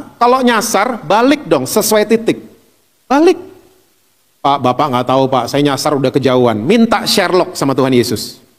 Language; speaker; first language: Indonesian; native; Indonesian